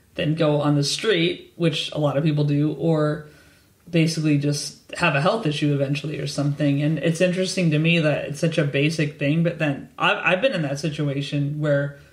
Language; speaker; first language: English; native; English